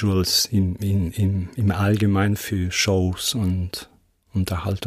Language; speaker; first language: German; non-native, fluent; Spanish